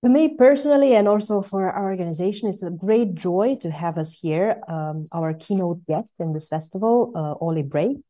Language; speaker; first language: English; non-native, fluent; Romanian